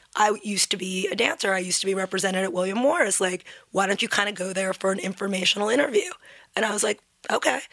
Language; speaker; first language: English; native; English